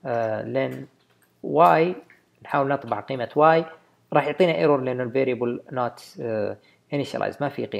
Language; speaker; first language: Arabic; native; Arabic